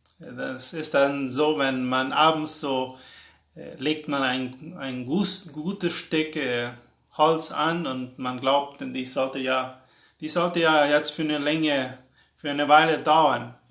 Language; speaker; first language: German; non-native, local second language; Plautdietsch